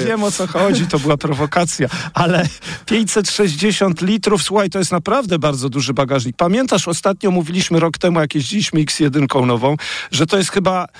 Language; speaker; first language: Polish; native; Polish